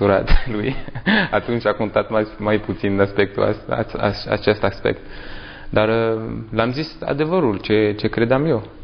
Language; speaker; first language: Romanian; non-native, learner; French